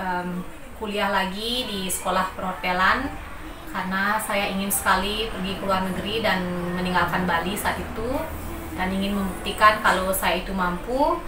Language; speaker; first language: Indonesian; non-native, local second language; Balinese